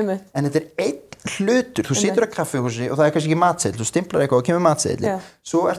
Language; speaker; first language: Icelandic; native; Icelandic